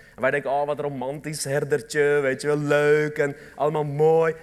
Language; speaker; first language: Dutch; early bilingual, other home language; Armenian